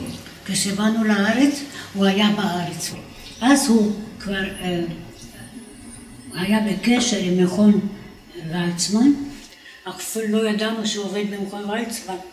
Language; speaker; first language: Hebrew; non-native, fluent; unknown